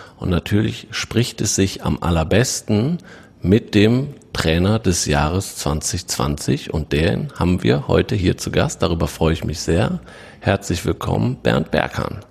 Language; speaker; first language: German; native; German